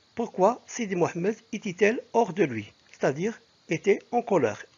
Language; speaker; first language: French; non-native, local second language; Arabic